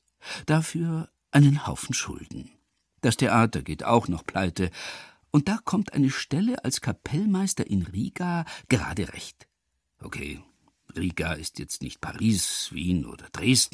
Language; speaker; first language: German; native; German